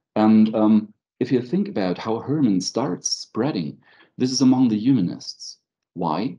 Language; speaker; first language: English; non-native, fluent; German